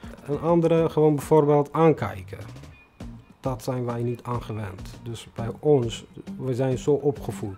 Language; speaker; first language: Dutch; non-native, fluent; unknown